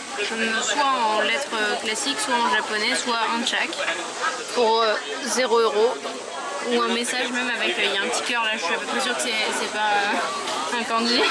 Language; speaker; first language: French; native; French